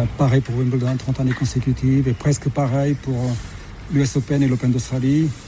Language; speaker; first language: French; non-native, fluent; Portuguese